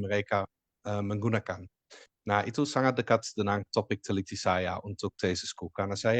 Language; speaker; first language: Indonesian; non-native, fluent; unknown